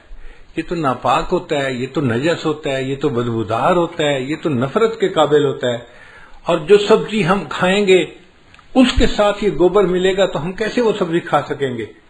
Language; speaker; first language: Urdu; native; Urdu